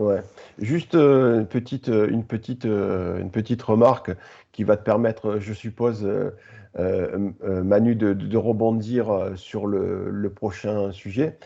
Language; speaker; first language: French; native; French